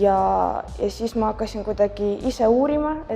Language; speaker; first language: Estonian; native; Estonian